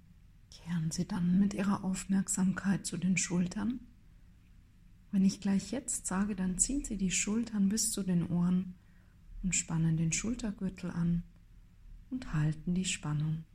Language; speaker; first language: German; native; German